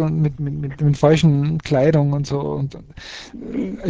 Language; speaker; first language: German; early bilingual, other home language; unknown